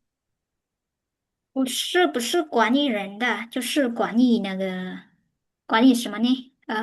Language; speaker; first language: Chinese; non-native, fluent; Khmer